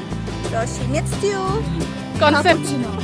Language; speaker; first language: English; non-native, local second language; Indonesian